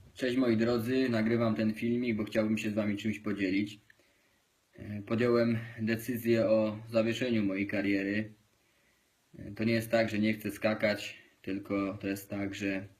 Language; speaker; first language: Polish; native; Polish